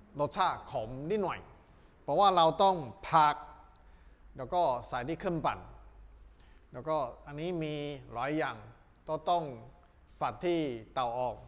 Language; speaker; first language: Thai; non-native, learner; Chinese